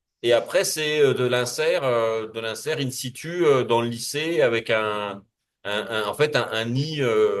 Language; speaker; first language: French; native; French